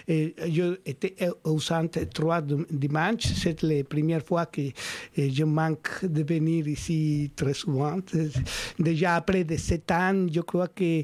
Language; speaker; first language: French; non-native, learner; Spanish